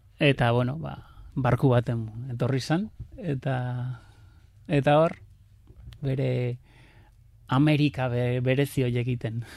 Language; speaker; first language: Basque; native; Basque